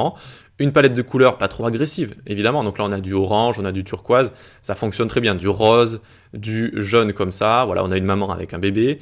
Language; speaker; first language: French; native; French